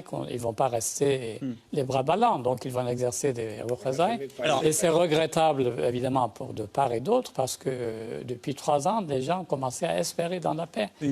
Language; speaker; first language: French; native; French